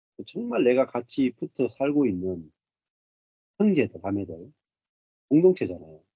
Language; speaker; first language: Korean; native; Korean